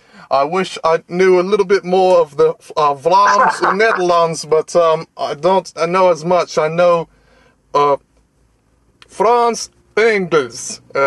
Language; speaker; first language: English; native; English